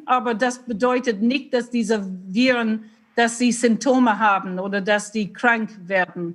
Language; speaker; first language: German; non-native, fluent; English